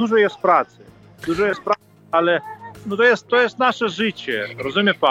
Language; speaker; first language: Polish; non-native, fluent; Ukrainian